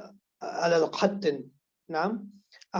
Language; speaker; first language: Arabic; non-native, fluent; Urdu